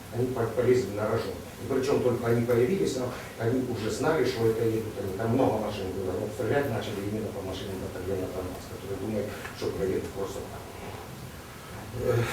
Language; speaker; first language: Russian; native; Russian